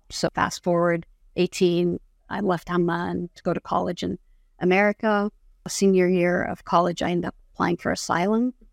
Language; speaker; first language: English; non-native, fluent; Arabic